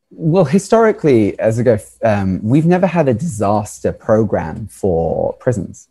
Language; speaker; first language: English; native; English